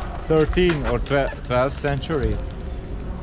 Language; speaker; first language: English; non-native, fluent; Hungarian